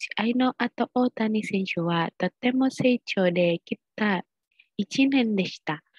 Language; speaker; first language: Japanese; non-native, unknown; Indonesian